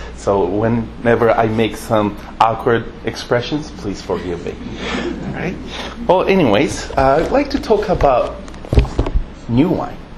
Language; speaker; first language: English; non-native, fluent; Japanese